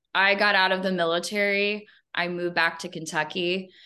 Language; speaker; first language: English; native; English